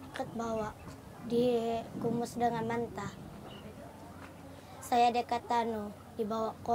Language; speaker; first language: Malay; non-native, local second language; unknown